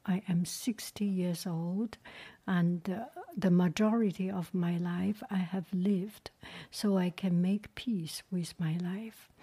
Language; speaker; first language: English; non-native, fluent; Chinese